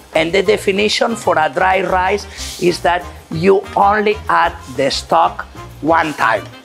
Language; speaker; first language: English; non-native, fluent; Catalan